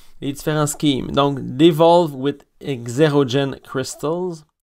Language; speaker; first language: French; native; French